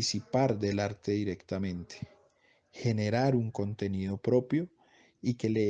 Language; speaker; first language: Spanish; native; Spanish